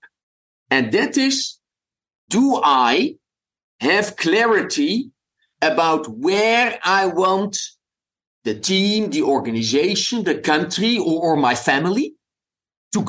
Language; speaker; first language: English; non-native, fluent; Dutch